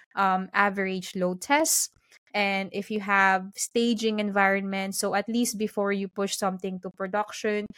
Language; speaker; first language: English; non-native, local second language; Filipino